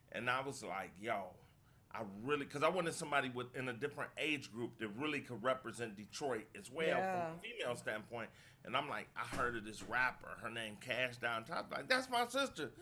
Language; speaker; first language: English; native; English